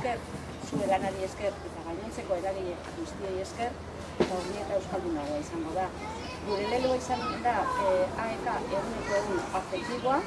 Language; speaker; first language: Basque; native; Basque